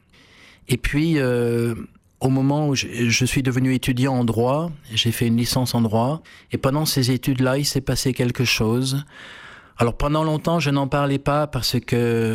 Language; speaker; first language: French; native; French